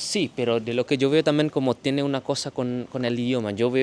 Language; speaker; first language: Spanish; non-native, learner; Indonesian